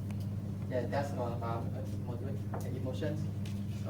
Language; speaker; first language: English; non-native, learner; Vietnamese